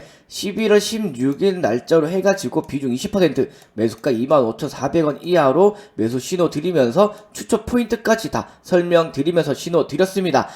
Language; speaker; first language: Korean; native; Korean